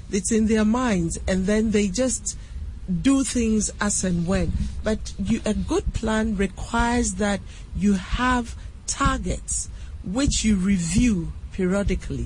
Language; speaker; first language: English; non-native, local second language; Akan